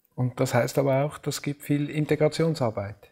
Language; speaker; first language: German; native; German